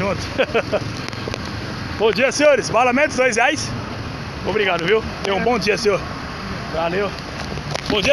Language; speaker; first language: Portuguese; native; Portuguese